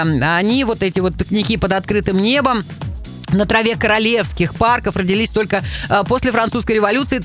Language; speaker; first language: Russian; native; Russian